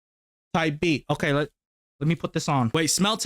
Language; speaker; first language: English; native; English